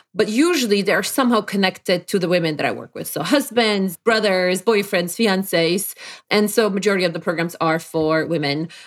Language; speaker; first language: English; non-native, fluent; Polish